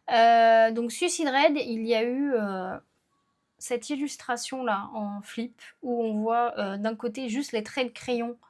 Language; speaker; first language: French; native; French